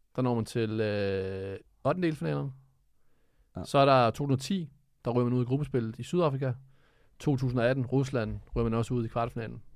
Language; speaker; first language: Danish; early bilingual, other home language; Serbian